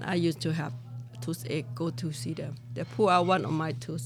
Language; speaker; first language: English; non-native, learner; Lao